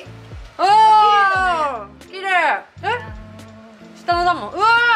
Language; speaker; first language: Japanese; native; Japanese